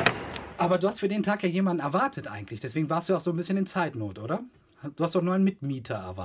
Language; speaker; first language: German; native; German